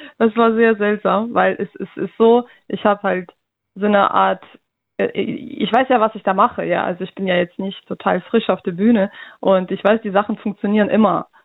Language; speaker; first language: German; early bilingual, other home language; Russian